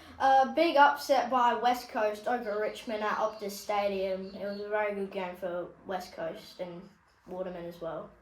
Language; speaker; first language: English; native; English